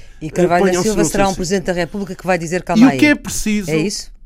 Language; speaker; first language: Portuguese; native; Portuguese